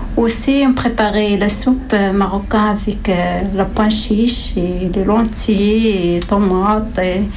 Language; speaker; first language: French; non-native, learner; Arabic